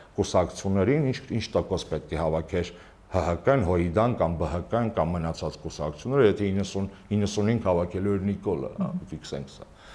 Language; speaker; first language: Armenian; native; Armenian